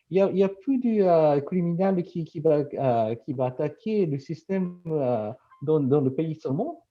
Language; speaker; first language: French; non-native, fluent; Japanese